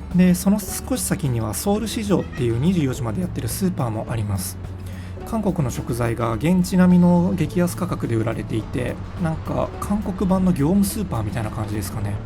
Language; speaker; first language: Japanese; native; Japanese